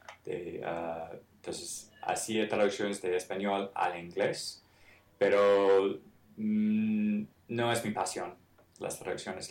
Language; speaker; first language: Spanish; non-native, fluent; English